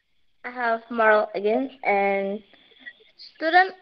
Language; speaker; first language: English; non-native, learner; Indonesian